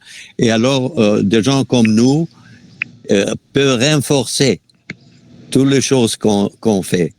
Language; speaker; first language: French; non-native, fluent; Spanish